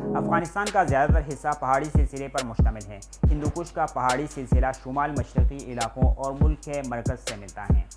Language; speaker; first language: Urdu; non-native, local second language; Pashto